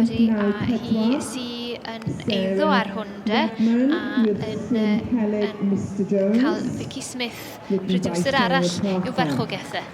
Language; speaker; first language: Welsh; native; Welsh